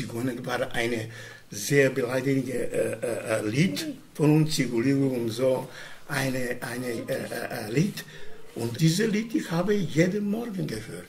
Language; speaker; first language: German; non-native, learner; Romany